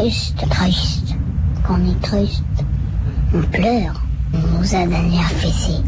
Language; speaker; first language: French; early bilingual, other home language; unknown